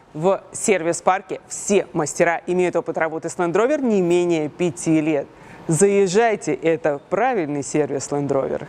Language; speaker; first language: Russian; native; Russian